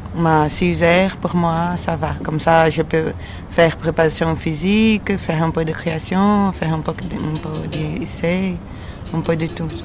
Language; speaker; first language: French; non-native, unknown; Portuguese